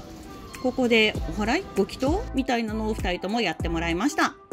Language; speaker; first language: Japanese; native; Japanese